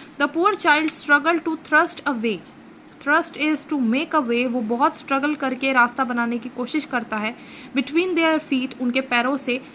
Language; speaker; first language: Hindi; native; Hindi